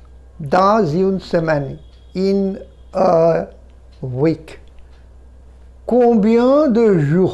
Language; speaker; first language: French; non-native, fluent; Bangla